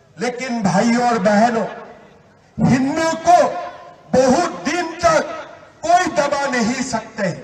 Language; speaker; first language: Hindi; non-native, local second language; Assamese